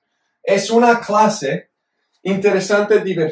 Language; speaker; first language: Spanish; non-native, fluent; English